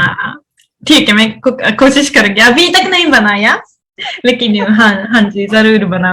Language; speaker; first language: Hindi; non-native, fluent; Japanese